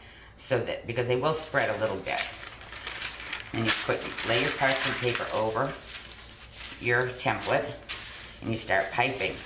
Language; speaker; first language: English; native; English